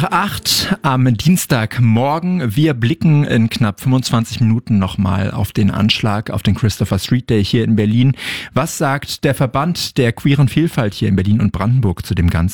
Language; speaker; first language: German; native; German